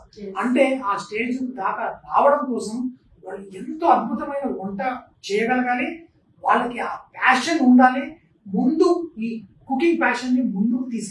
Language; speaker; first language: Telugu; native; Telugu